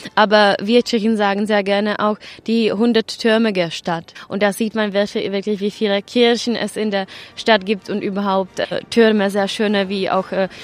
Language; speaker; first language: German; non-native, fluent; Czech